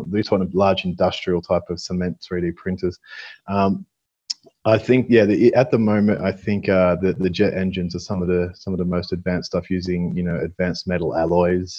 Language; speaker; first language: English; native; English